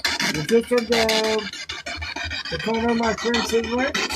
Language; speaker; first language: English; non-native, local second language; French